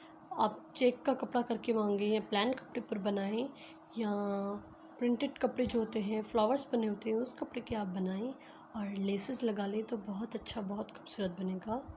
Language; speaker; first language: Hindi; native; Hindi